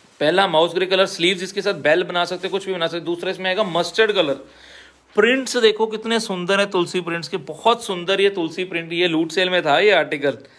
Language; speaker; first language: Hindi; non-native, local second language; Punjabi